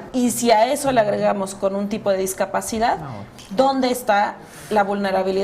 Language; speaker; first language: Spanish; native; Spanish